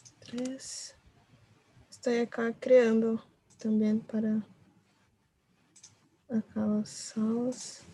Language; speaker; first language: Spanish; non-native, learner; Portuguese